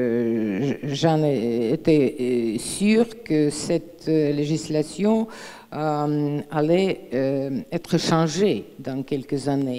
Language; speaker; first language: French; non-native, fluent; Russian